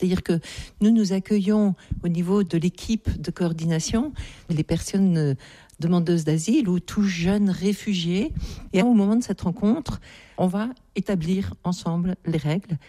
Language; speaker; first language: French; native; French